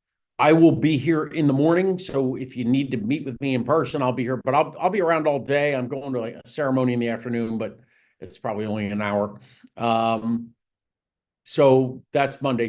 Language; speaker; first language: English; native; English